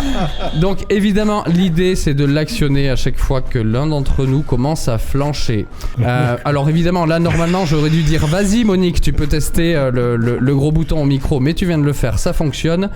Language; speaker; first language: French; native; French